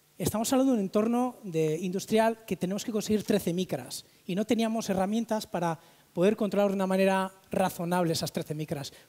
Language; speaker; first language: Spanish; native; Spanish